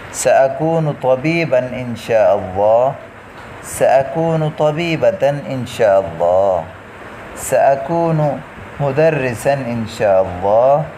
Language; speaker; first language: Arabic; non-native, fluent; Urdu